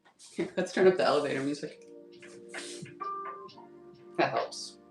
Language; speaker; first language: English; native; English